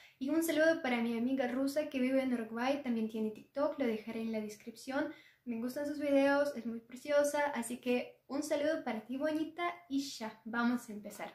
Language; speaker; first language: Spanish; non-native, learner; Russian